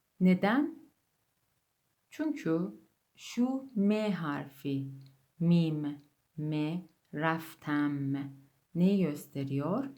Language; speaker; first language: Turkish; non-native, fluent; Persian